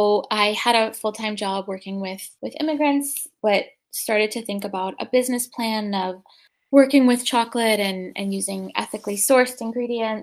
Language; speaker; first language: English; native; English